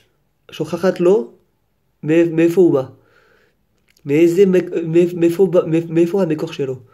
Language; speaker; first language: Hebrew; non-native, fluent; French